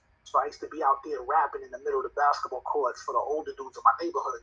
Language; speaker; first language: English; native; English